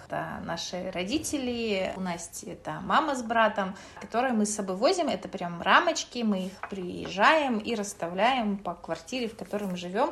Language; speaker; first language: Russian; native; Russian